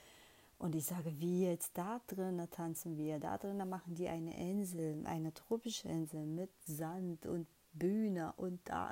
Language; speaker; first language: German; non-native, fluent; Portuguese